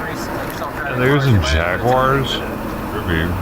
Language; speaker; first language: English; native; English